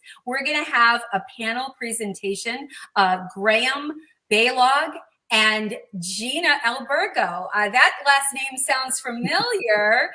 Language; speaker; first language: English; native; English